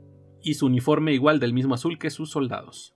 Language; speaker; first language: Spanish; native; Spanish